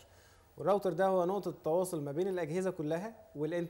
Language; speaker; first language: Arabic; native; Arabic